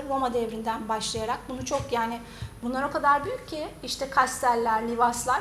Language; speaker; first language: Turkish; native; Turkish